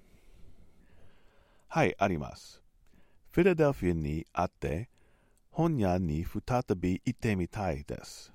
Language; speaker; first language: Japanese; non-native, learner; English